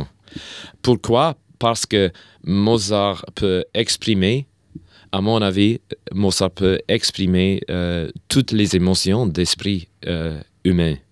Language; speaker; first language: French; non-native, learner; English